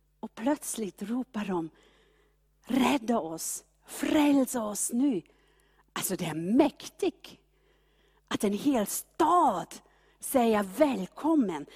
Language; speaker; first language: Swedish; non-native, fluent; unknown